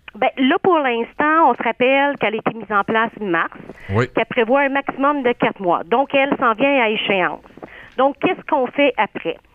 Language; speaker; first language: French; native; French